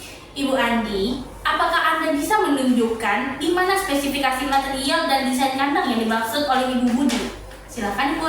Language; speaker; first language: Indonesian; native; Indonesian